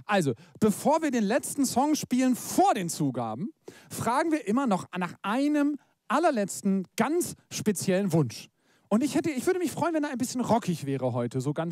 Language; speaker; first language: German; native; German